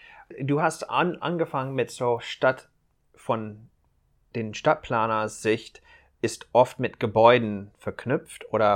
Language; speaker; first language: German; non-native, fluent; English